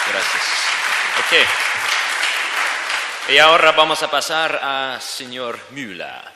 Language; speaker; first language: Spanish; non-native, learner; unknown